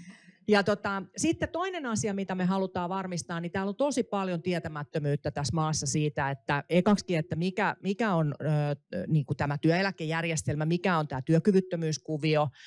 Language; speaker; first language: Finnish; native; Finnish